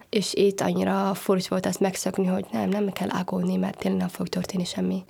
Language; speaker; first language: Hungarian; non-native, fluent; Somali